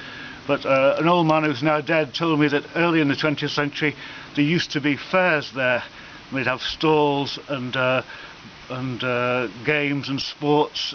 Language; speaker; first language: English; native; English